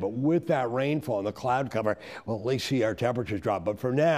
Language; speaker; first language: English; native; English